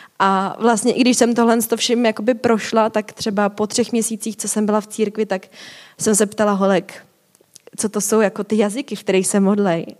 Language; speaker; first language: Czech; native; Czech